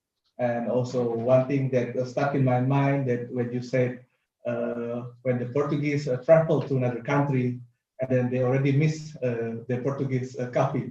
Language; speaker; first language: English; non-native, fluent; Indonesian